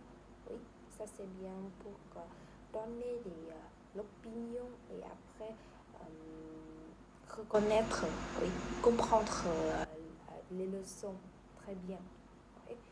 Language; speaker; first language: French; non-native, learner; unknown